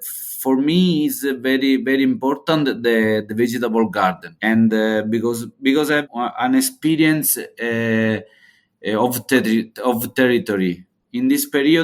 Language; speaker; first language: English; non-native, learner; Italian